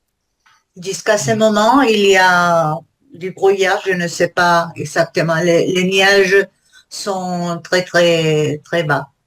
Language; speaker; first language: French; non-native, learner; Spanish